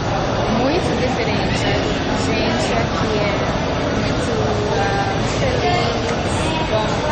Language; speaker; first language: Portuguese; non-native, learner; English